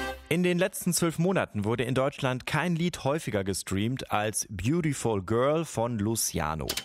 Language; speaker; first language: German; native; German